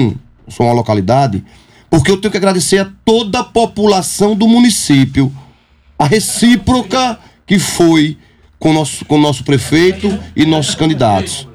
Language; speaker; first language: Portuguese; native; Portuguese